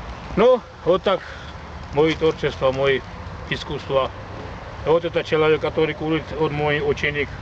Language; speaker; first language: Russian; non-native, learner; Georgian